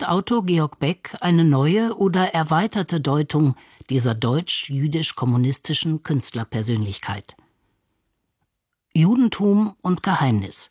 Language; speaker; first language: German; native; German